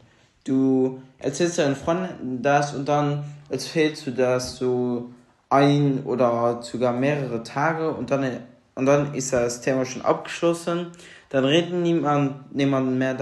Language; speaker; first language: German; non-native, local second language; Luxembourgish